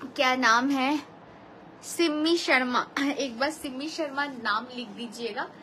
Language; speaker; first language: Hindi; non-native, local second language; Bangla